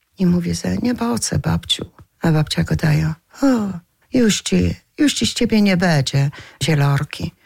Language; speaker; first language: Polish; native; Polish